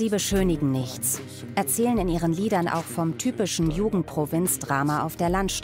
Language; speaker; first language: German; native; German